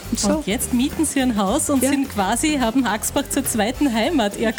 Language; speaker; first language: German; native; German